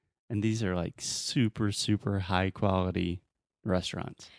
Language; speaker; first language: English; native; English